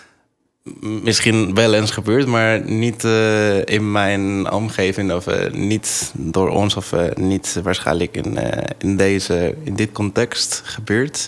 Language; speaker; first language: Dutch; non-native, fluent; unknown